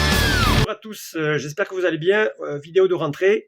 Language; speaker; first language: French; native; French